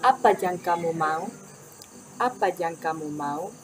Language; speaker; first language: Indonesian; non-native, fluent; Spanish